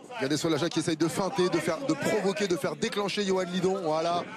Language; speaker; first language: French; native; French